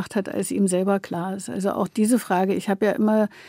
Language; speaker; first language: German; native; German